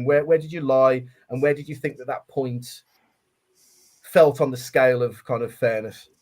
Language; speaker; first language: English; native; English